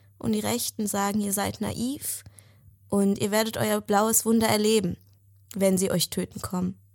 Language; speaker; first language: German; early bilingual, other home language; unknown